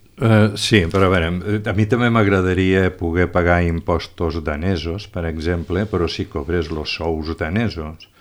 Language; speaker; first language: Catalan; native; Catalan